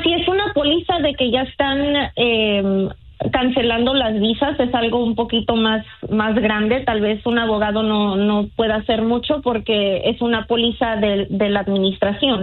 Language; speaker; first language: Spanish; early bilingual, other home language; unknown